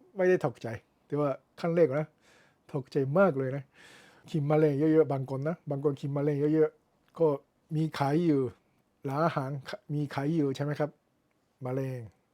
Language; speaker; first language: Thai; non-native, learner; Japanese